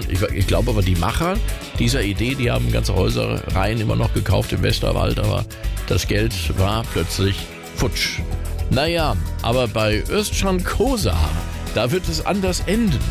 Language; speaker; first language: German; native; German